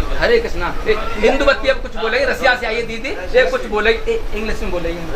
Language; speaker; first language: Hindi; native; Hindi